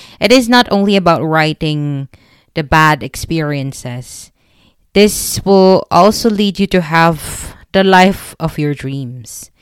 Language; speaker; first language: English; non-native, local second language; Filipino